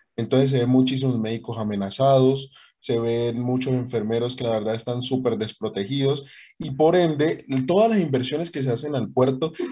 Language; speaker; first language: Spanish; native; Spanish